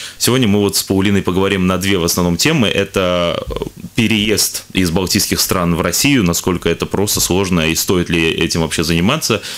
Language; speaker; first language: Russian; native; Russian